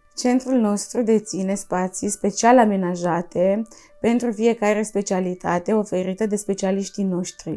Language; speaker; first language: Romanian; native; Romanian